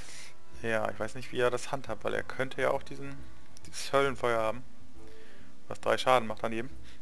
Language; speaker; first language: German; native; German